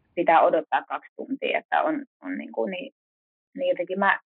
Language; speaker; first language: Finnish; early bilingual, other home language; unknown